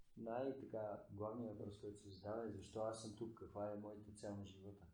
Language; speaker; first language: Bulgarian; native; Bulgarian